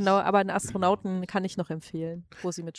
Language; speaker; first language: German; native; German